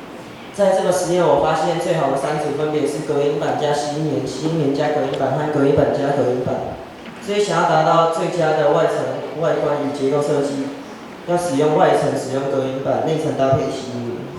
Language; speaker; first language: Chinese; native; Chinese